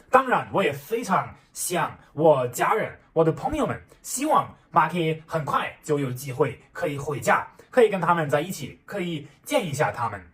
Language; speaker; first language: Chinese; non-native, fluent; German